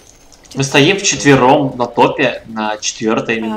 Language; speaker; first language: Russian; native; Russian